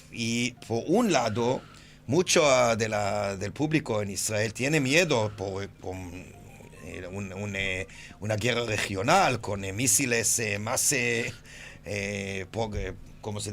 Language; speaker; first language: Spanish; non-native, fluent; Hebrew